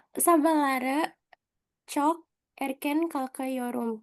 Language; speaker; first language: Turkish; non-native, learner; Indonesian